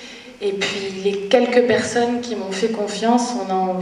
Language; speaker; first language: French; native; French